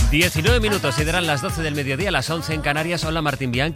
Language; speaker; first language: Spanish; native; Spanish